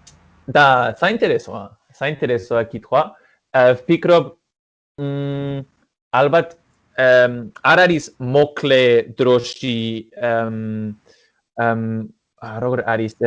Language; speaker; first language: Georgian; non-native, learner; English